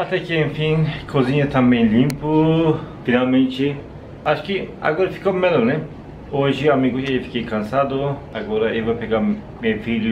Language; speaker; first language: Portuguese; non-native, learner; Turkish